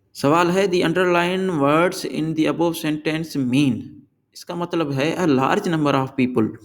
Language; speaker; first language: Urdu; non-native, local second language; Sindhi